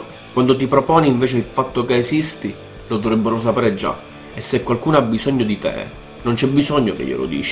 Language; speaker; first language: Italian; native; Italian